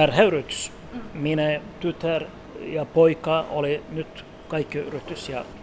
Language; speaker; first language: Finnish; non-native, learner; Turkish